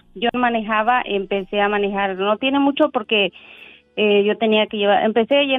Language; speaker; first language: Spanish; native; Spanish